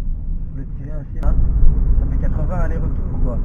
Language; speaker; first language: French; native; French